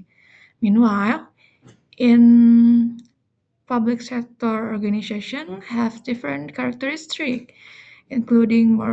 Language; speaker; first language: English; non-native, learner; Indonesian